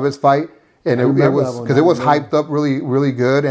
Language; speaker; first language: English; early bilingual, other home language; Spanish